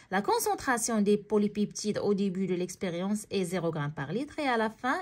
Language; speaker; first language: French; non-native, local second language; Arabic